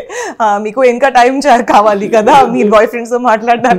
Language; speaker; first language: Telugu; non-native, learner; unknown